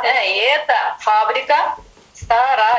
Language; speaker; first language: Russian; non-native, learner; Kyrgyz